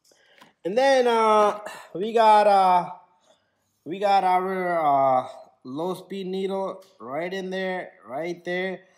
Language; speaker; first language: English; native; English